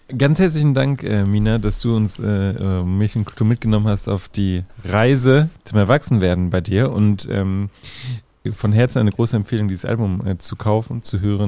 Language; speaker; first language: German; native; German